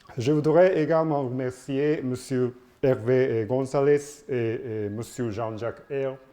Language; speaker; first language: French; non-native, learner; Japanese